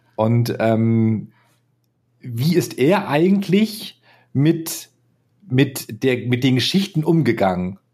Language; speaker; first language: German; native; German